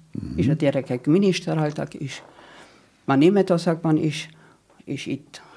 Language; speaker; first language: Hungarian; non-native, fluent; German